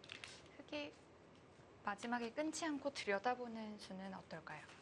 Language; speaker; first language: Korean; native; Korean